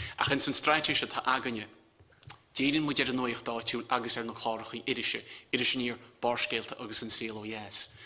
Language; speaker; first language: Irish; native; Irish